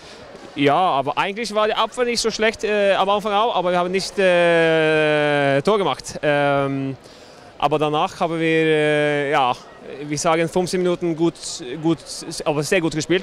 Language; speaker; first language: German; non-native, learner; Norwegian